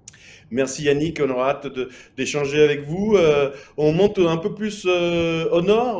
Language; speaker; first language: French; native; French